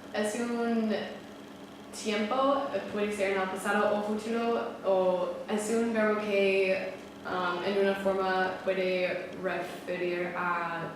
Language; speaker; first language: Spanish; non-native, learner; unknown